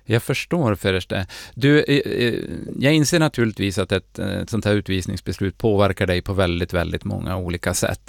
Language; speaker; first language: Swedish; native; Swedish